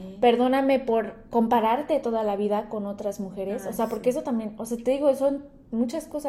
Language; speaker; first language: Spanish; native; Spanish